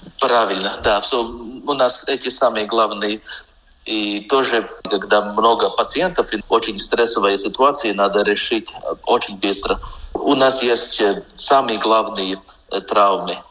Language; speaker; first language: Russian; non-native, local second language; Latvian